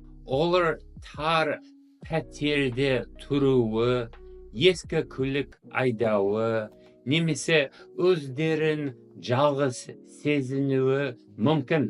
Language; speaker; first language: Kazakh; non-native, fluent; English